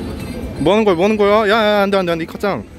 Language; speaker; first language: Korean; native; Korean